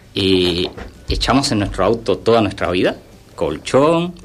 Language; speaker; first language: Spanish; native; Spanish